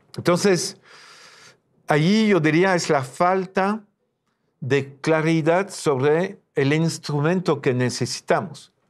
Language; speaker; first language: Spanish; non-native, fluent; French